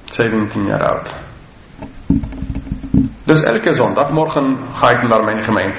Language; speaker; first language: Dutch; non-native, fluent; English